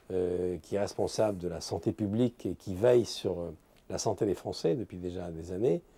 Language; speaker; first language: French; native; French